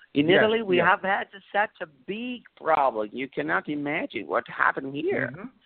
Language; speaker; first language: English; non-native, fluent; Italian